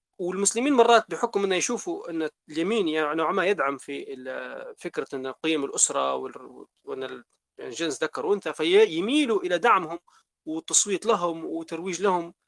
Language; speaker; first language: Arabic; native; Arabic